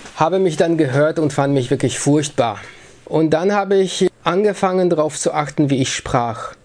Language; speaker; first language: German; early bilingual, other home language; Polish